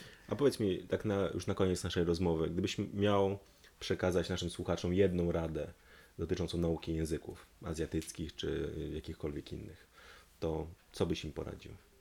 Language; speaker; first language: Polish; native; Polish